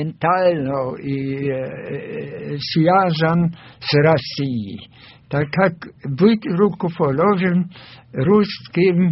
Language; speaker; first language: Russian; non-native, fluent; German